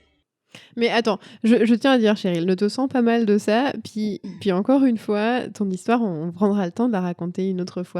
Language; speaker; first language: French; native; French